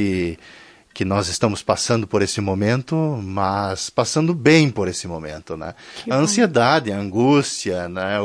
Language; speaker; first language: Portuguese; native; Portuguese